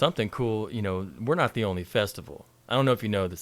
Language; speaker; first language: English; native; English